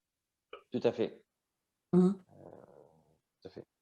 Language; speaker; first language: French; native; French